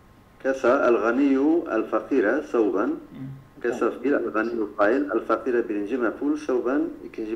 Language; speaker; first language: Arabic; non-native, learner; Turkish